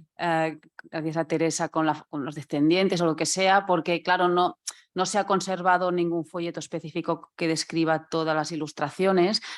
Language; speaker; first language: Spanish; non-native, local second language; Catalan